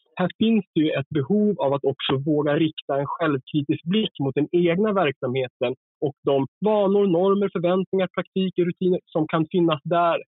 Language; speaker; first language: Swedish; native; Swedish